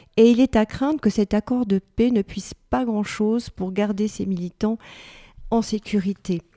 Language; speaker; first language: French; native; French